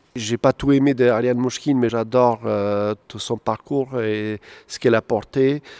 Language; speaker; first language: French; non-native, fluent; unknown